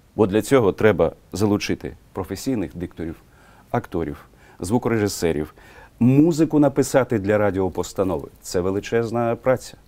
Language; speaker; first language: Ukrainian; non-native, local second language; Russian